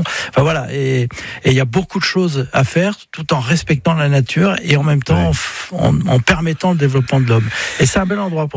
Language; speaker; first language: French; native; French